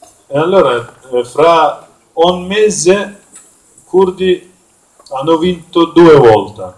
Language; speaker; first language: Italian; non-native, learner; Kurdish